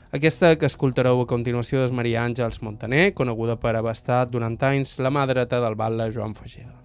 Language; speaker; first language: Catalan; native; Catalan